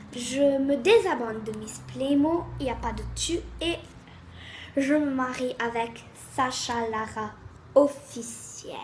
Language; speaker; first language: French; native; French